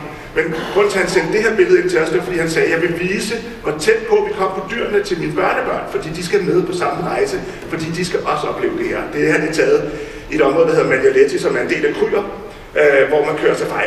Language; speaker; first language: Danish; native; Danish